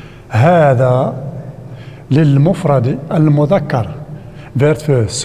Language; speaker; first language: German; non-native, learner; Arabic